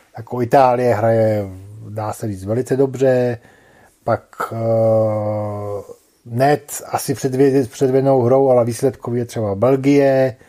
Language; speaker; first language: Czech; native; Czech